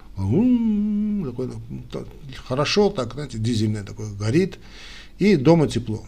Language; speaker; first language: Russian; non-native, local second language; Armenian